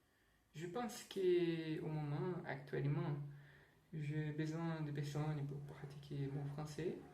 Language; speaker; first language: French; non-native, learner; Portuguese